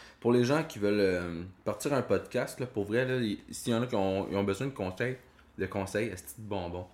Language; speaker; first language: French; native; French